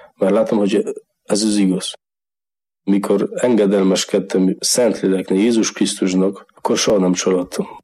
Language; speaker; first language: Hungarian; non-native, learner; Polish